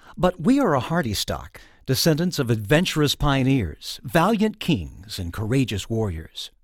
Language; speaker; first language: English; native; English